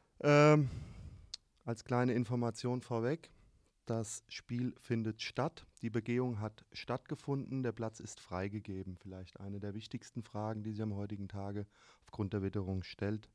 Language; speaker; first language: German; native; German